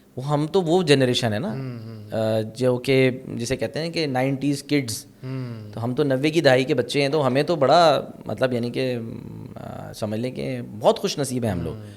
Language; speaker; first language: Urdu; native; Urdu